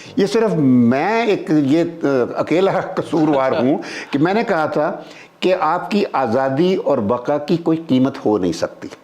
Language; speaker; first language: Urdu; native; Urdu